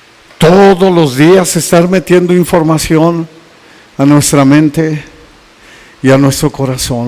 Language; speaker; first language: Spanish; native; Spanish